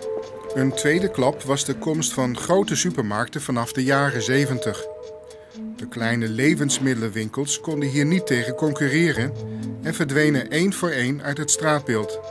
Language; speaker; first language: Dutch; native; Dutch